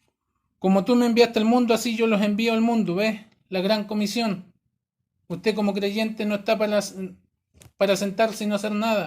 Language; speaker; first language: Spanish; native; Spanish